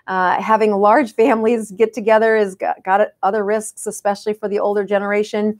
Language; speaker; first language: English; native; English